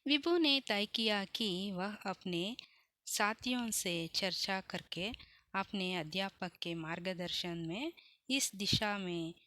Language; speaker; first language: Hindi; non-native, local second language; Kannada